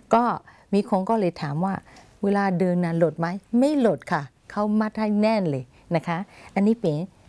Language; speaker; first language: Thai; non-native, fluent; Burmese